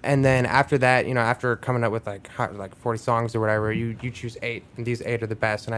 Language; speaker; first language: English; native; English